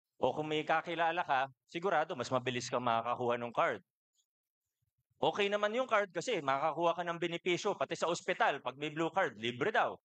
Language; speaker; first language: Filipino; native; Filipino